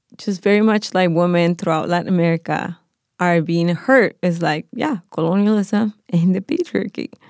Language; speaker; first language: English; non-native, fluent; Spanish